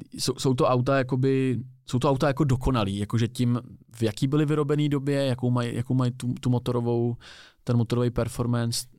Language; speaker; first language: Czech; native; Czech